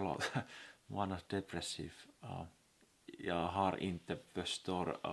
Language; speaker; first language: Swedish; non-native, learner; Finnish